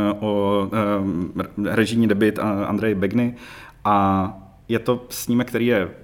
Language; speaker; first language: Czech; native; Czech